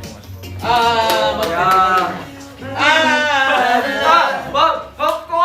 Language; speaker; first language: Japanese; native; Japanese